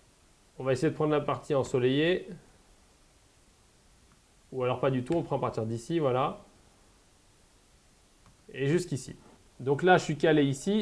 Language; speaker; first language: French; native; French